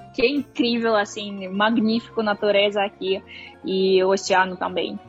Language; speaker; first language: Portuguese; non-native, fluent; Russian